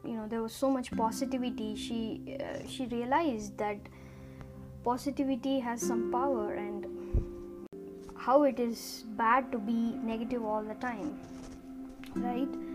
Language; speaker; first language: English; non-native, local second language; Tamil